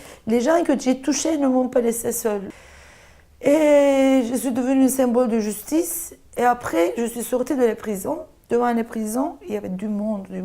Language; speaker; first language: French; non-native, fluent; Turkish